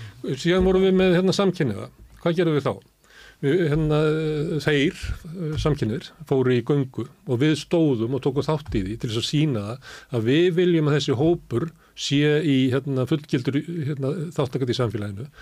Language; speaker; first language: Icelandic; native; Icelandic